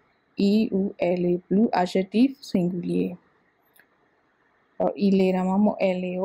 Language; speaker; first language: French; non-native, fluent; Burmese